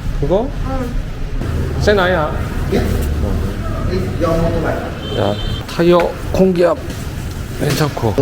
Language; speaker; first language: Korean; native; Korean